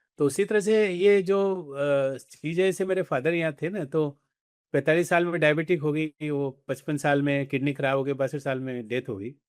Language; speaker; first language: Hindi; native; Hindi